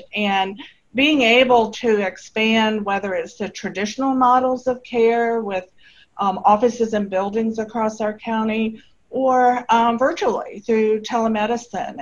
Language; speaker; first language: English; native; English